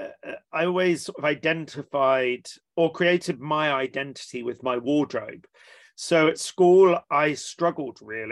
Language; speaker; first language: English; native; English